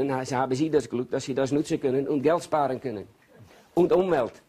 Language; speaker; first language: German; non-native, learner; Dutch